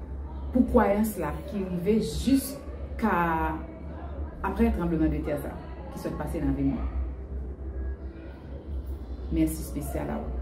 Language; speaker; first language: French; non-native, learner; Haitian Creole